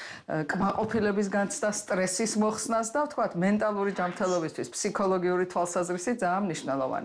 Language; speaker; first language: Georgian; native; Georgian